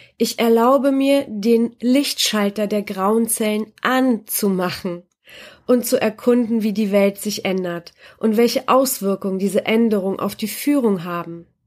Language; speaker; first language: German; early bilingual, other home language; Polish